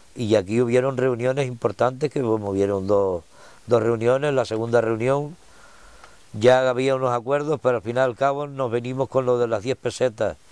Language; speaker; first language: Spanish; native; Spanish